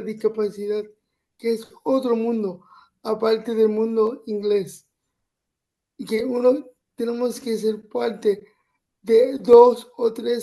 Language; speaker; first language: Spanish; early bilingual, other home language; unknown